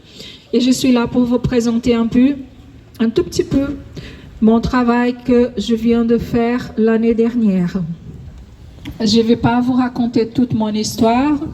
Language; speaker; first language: French; non-native, fluent; Portuguese